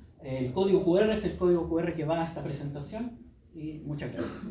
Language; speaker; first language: Spanish; native; Spanish